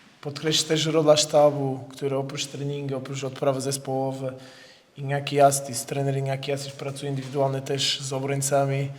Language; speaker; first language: Polish; non-native, fluent; Portuguese